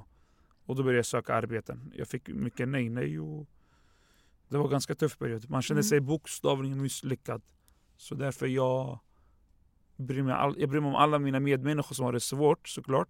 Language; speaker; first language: Swedish; non-native, fluent; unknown